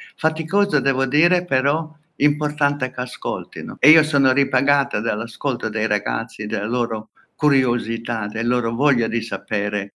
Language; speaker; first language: Italian; non-native, fluent; Hungarian